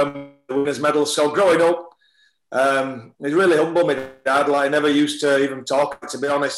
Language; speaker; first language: English; native; English